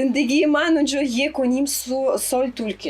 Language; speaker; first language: Persian; non-native, fluent; Russian